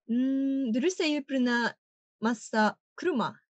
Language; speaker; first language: Indonesian; non-native, learner; Japanese